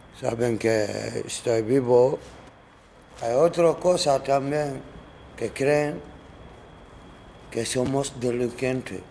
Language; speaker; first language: Spanish; non-native, learner; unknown